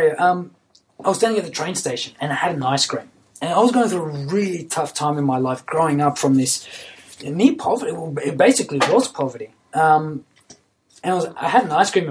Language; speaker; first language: English; native; English